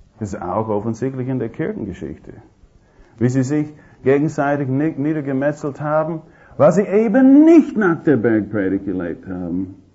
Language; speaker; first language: German; non-native, fluent; English